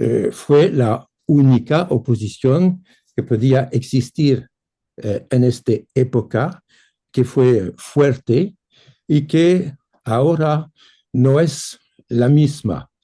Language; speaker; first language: Spanish; non-native, fluent; French